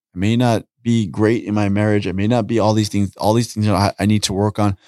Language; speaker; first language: English; native; English